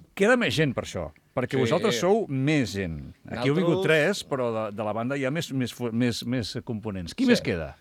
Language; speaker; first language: Catalan; native; Catalan